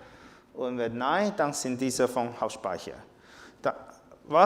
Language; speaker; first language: German; non-native, fluent; Chinese